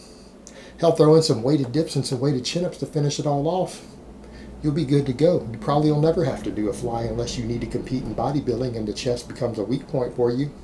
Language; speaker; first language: English; native; English